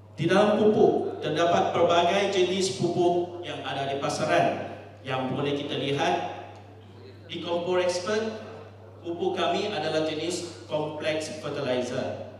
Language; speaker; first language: Malay; non-native, local second language; Chinese